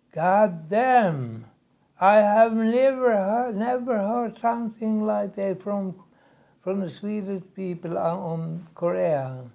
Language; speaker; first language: English; non-native, learner; Swedish